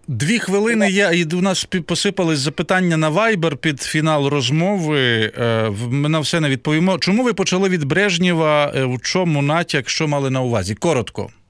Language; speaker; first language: Ukrainian; native; Ukrainian